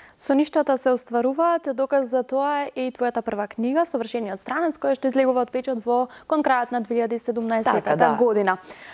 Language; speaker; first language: Macedonian; native; Macedonian